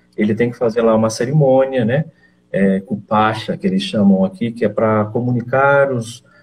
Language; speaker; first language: Portuguese; native; Portuguese